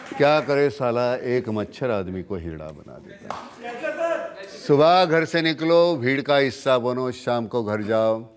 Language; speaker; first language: Hindi; non-native, local second language; Marathi